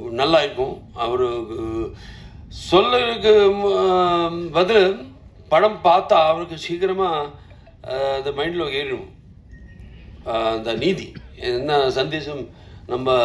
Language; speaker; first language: Tamil; non-native, local second language; Telugu